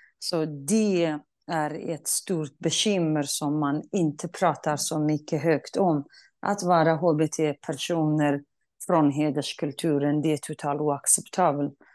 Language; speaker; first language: Swedish; non-native, fluent; Kurdish